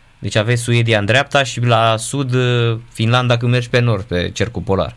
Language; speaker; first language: Romanian; native; Romanian